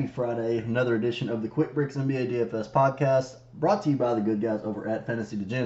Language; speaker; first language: English; native; English